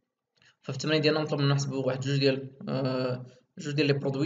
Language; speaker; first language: Arabic; native; Arabic